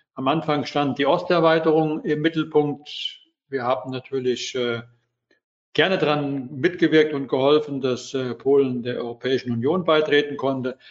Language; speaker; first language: German; native; German